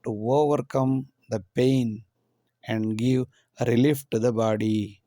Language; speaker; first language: English; non-native, local second language; Kannada